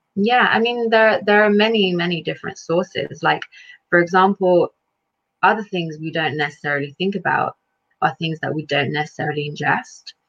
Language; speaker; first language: English; early bilingual, other home language; Lithuanian